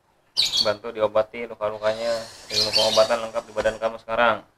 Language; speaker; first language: Indonesian; native; Indonesian